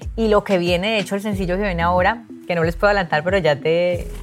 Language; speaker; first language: Spanish; native; Spanish